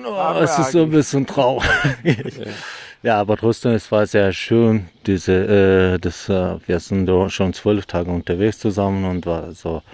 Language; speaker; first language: German; non-native, fluent; Mongolian